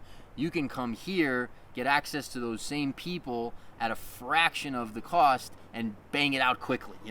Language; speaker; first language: English; native; English